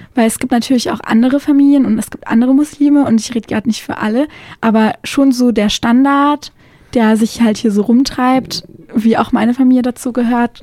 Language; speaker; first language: German; native; German